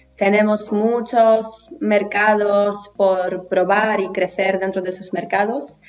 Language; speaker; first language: Spanish; non-native, fluent; Polish